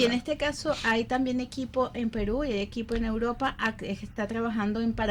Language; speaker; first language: Spanish; native; Spanish